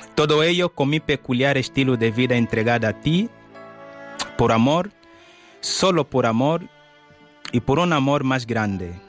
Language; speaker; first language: Spanish; non-native, fluent; Portuguese